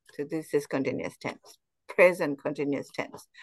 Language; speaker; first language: English; non-native, fluent; Burmese